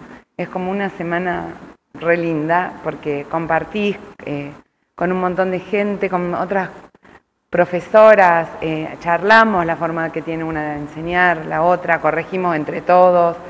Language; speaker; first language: Spanish; native; Spanish